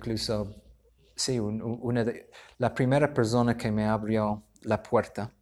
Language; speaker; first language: Spanish; non-native, fluent; English